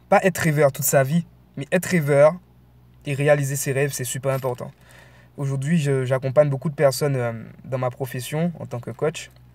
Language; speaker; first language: French; native; French